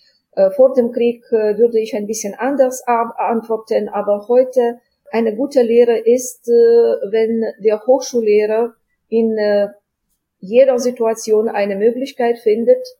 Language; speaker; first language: German; non-native, fluent; Ukrainian